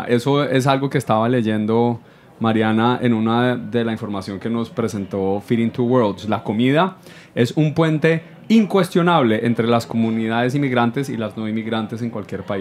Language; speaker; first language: Spanish; native; Spanish